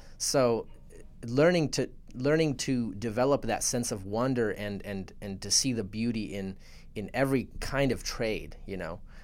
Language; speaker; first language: English; early bilingual, other home language; Russian